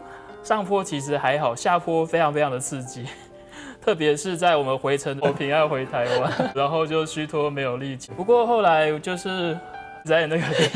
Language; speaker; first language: Chinese; native; Chinese